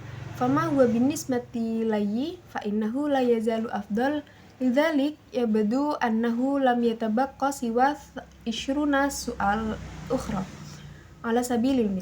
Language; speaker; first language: Arabic; non-native, learner; Indonesian